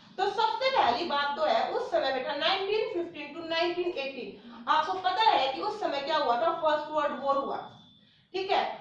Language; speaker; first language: Hindi; native; Hindi